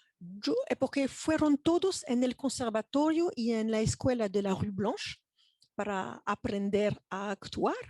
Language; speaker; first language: Spanish; non-native, fluent; French